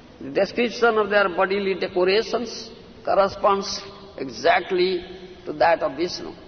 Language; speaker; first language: English; non-native, local second language; Odia